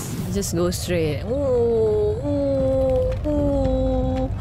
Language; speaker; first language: English; non-native, fluent; Indonesian